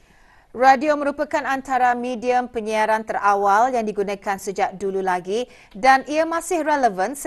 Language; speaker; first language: Malay; native; Malay